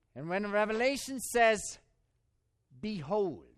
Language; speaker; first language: English; non-native, fluent; German